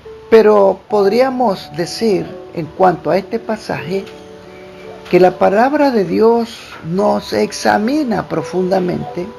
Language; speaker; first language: Spanish; native; Spanish